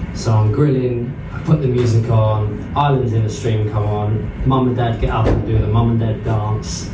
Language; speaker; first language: English; native; English